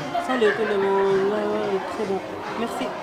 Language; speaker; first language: French; non-native, learner; Japanese